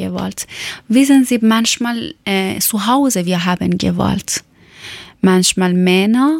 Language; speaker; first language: German; non-native, learner; Persian